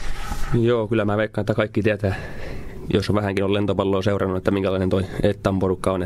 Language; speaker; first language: Finnish; native; Finnish